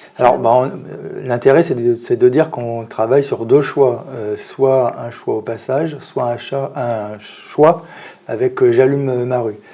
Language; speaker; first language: French; native; French